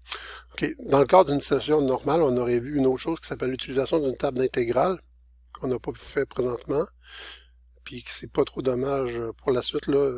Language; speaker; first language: French; native; French